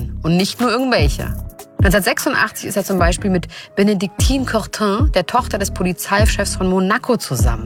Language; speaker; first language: German; native; German